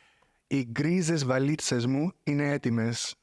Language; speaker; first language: Greek; non-native, fluent; English